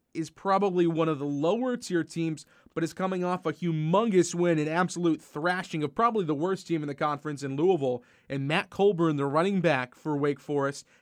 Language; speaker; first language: English; native; English